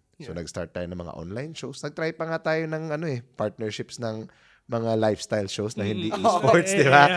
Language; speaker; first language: Filipino; non-native, local second language; Cebuano